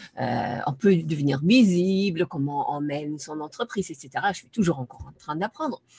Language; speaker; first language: French; non-native, fluent; German